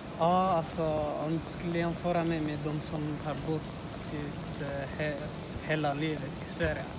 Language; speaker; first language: Swedish; non-native, learner; Tigrinya